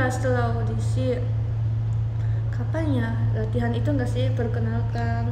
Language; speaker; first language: Indonesian; early bilingual, heritage; Japanese